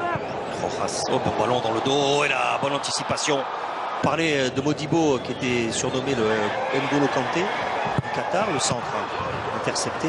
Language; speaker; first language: French; native; French